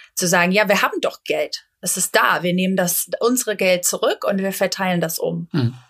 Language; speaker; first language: German; non-native, fluent; English